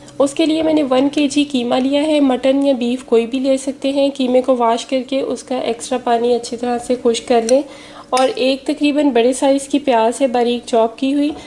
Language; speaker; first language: Urdu; native; Urdu